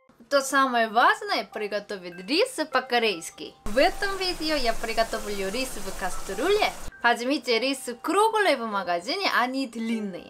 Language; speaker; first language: Russian; non-native, fluent; Korean